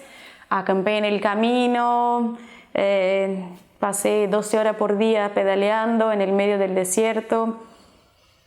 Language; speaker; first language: Spanish; non-native, fluent; Portuguese